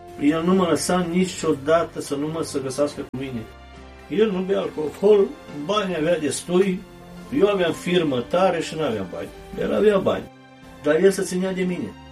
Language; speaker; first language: Romanian; early bilingual, heritage; Romanian